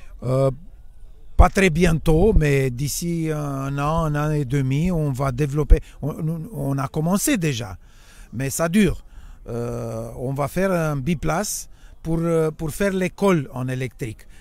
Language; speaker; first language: French; non-native, fluent; Romanian